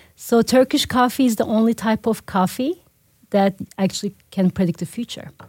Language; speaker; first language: English; non-native, fluent; Turkish